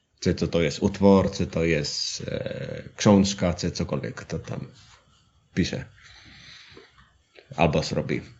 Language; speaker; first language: Polish; non-native, learner; Finnish